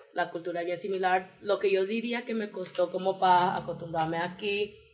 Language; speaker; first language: Spanish; early bilingual, heritage; Spanish